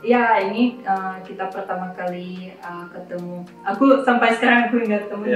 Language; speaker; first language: Indonesian; non-native, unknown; Russian